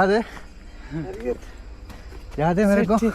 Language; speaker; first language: Hindi; non-native, local second language; Malayalam